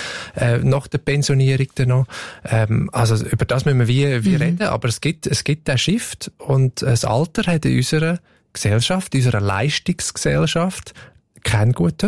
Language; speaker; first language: German; native; German